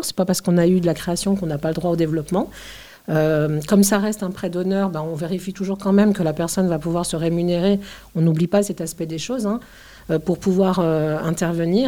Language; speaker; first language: French; native; French